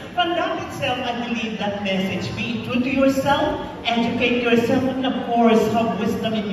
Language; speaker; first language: English; non-native, local second language; Filipino